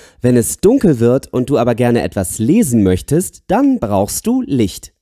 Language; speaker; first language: German; native; German